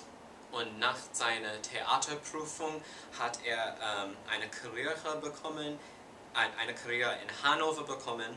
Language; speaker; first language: German; non-native, learner; English